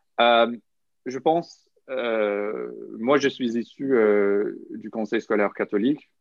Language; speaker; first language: French; non-native, local second language; English